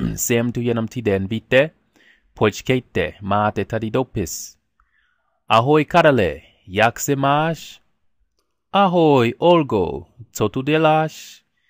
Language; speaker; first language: Czech; non-native, learner; English